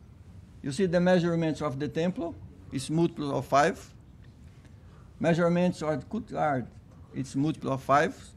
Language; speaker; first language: English; non-native, fluent; Portuguese